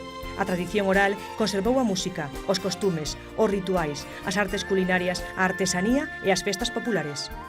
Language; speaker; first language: Galician; native; Galician